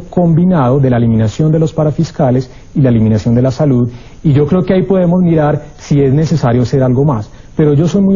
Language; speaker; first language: Spanish; native; Spanish